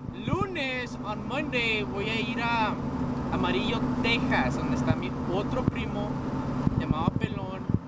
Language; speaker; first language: Spanish; early bilingual, heritage; Spanish